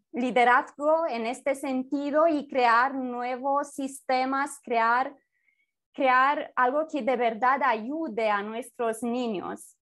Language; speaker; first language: Spanish; native; Spanish